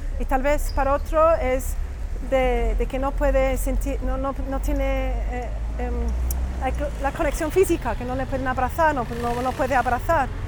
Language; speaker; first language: Spanish; non-native, fluent; English